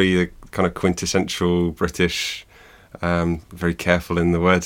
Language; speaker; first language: English; native; English